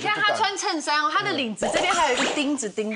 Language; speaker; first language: Chinese; native; Chinese